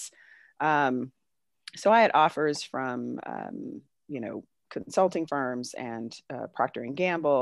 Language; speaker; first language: English; native; English